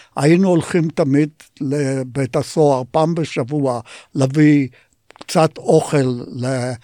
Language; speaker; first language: Hebrew; non-native, fluent; Polish